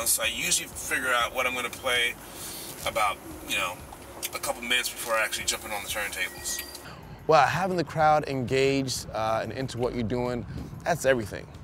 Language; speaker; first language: English; native; English